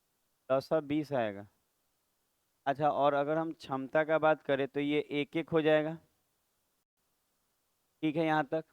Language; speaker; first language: Hindi; native; Hindi